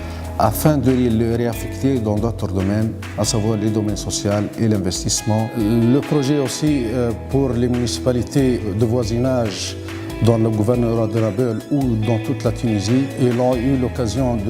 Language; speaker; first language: French; non-native, local second language; Arabic